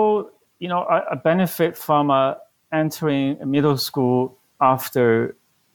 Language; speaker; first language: English; non-native, fluent; Chinese